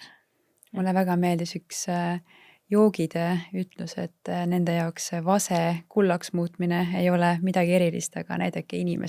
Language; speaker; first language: Estonian; native; Estonian